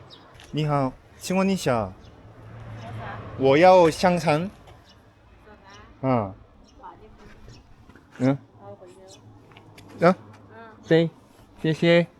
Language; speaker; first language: Chinese; non-native, learner; Korean